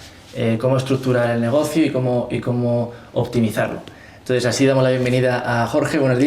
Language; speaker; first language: Spanish; native; Spanish